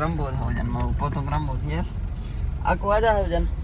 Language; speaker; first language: Indonesian; non-native, learner; Urdu